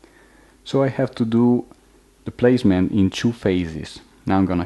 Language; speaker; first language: English; non-native, fluent; Italian